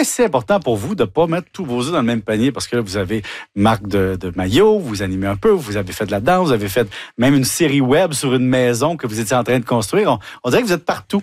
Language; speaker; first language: French; native; French